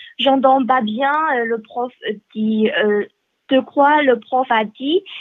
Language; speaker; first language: French; non-native, learner; Chinese